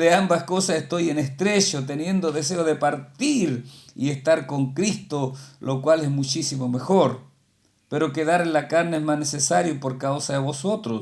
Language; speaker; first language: Spanish; native; Spanish